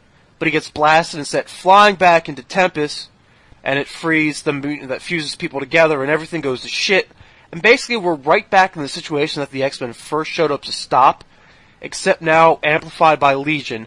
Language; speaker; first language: English; native; English